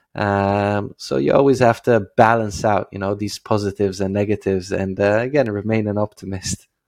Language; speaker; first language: English; non-native, fluent; Dutch